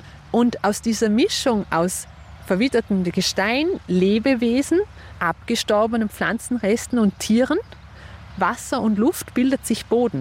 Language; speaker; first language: German; native; German